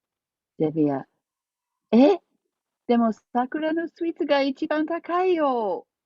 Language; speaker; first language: Japanese; non-native, fluent; English